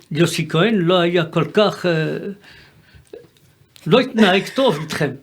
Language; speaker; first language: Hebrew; non-native, fluent; French